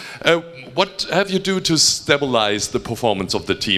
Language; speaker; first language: English; non-native, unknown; German